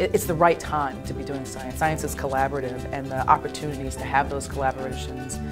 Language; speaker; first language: English; native; English